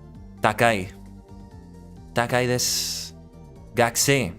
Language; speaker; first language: Japanese; non-native, learner; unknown